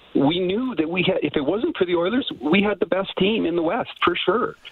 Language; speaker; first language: English; native; English